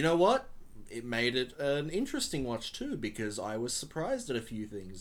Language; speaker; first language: English; native; English